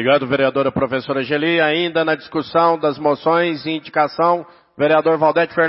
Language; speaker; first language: Portuguese; native; Portuguese